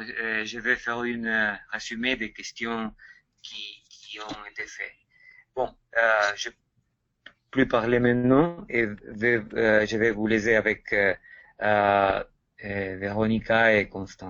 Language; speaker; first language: French; non-native, fluent; Spanish